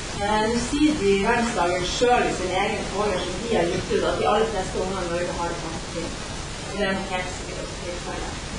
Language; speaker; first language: Norwegian; native; Norwegian